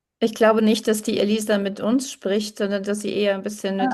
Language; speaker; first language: German; native; German